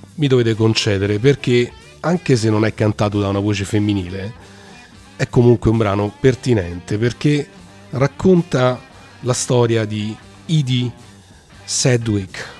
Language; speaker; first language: Italian; native; Italian